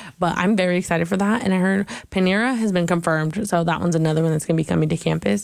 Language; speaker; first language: English; early bilingual, other home language; Spanish